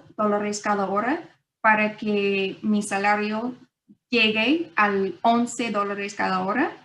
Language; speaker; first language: Spanish; non-native, fluent; English